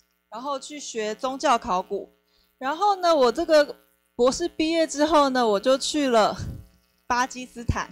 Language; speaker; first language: Chinese; native; Chinese